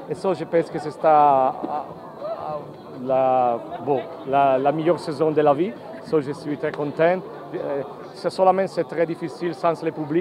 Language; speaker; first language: French; non-native, learner; Italian